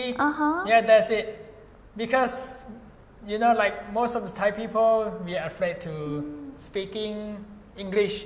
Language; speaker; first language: English; non-native, fluent; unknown